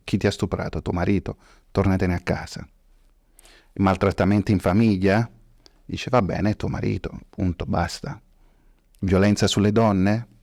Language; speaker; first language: Italian; early bilingual, other home language; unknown